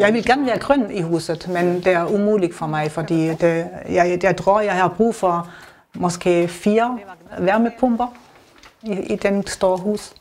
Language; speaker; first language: Danish; non-native, learner; German